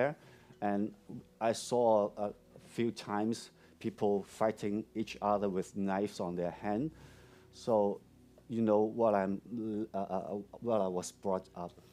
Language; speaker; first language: English; non-native, local second language; Cantonese